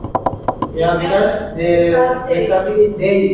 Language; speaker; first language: English; non-native, learner; Indonesian